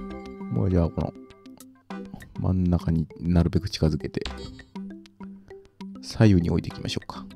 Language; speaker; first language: Japanese; native; Japanese